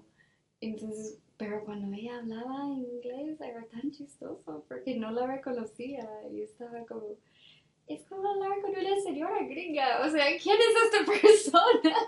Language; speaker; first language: Spanish; non-native, fluent; English